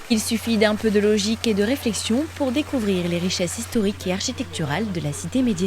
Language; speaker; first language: French; native; French